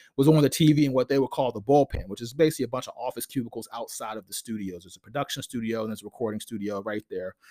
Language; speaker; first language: English; native; English